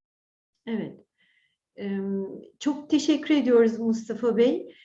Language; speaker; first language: Turkish; native; Turkish